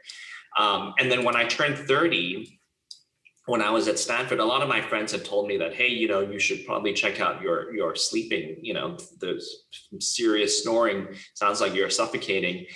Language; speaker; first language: English; non-native, local second language; Cantonese